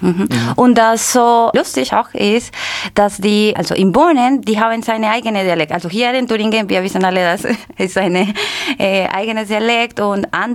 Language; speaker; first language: German; non-native, learner; Spanish